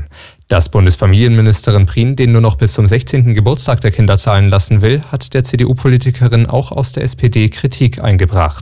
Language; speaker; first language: German; native; German